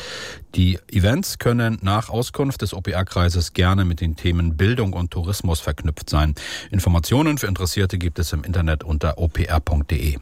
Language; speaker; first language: German; native; German